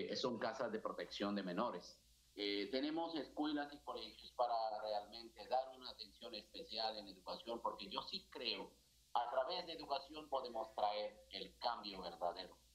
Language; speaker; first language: Spanish; non-native, fluent; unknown